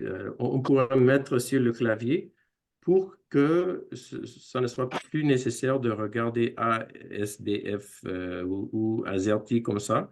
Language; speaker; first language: French; non-native, fluent; English